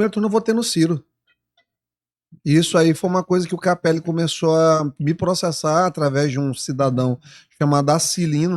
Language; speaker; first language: Portuguese; native; Portuguese